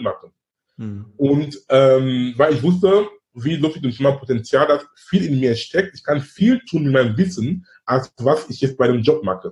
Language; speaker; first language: German; non-native, fluent; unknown